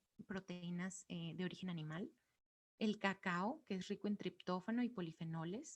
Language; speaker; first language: Spanish; native; Spanish